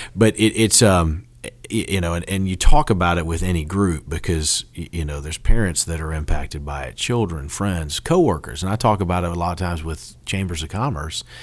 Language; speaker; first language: English; native; English